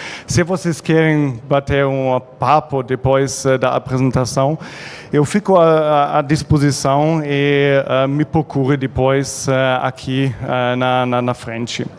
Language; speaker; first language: Portuguese; non-native, learner; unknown